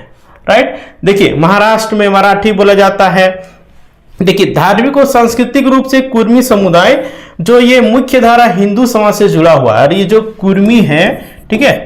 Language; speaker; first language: Hindi; native; Hindi